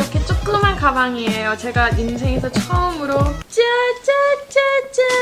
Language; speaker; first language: Korean; early bilingual, heritage; English